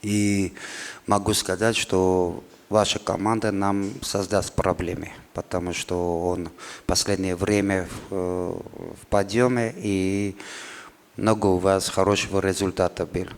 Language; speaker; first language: Russian; non-native, fluent; Armenian